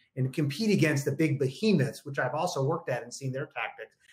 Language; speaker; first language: English; native; English